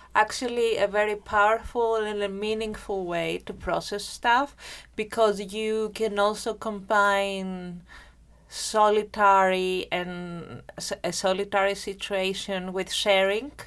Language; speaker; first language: English; non-native, fluent; Greek